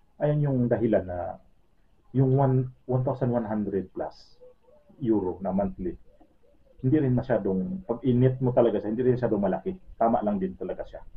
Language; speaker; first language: Filipino; native; Filipino